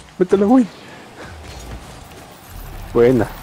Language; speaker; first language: Spanish; native; Spanish